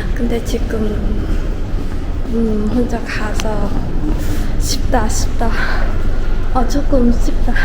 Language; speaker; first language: Korean; non-native, learner; Vietnamese